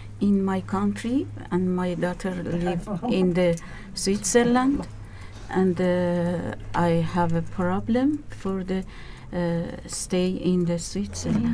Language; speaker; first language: English; non-native, learner; Persian